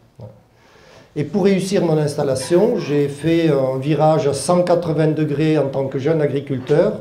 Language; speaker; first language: French; early bilingual, other home language; German